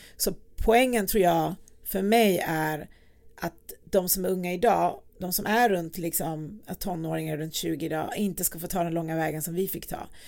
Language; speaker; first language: Swedish; early bilingual, other home language; Persian